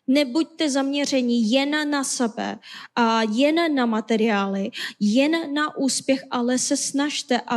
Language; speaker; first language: Czech; non-native, fluent; Korean